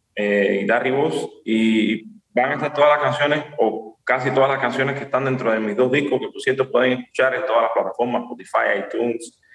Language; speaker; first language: Spanish; native; Spanish